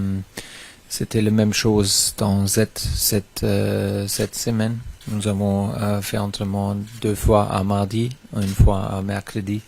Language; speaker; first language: French; non-native, fluent; German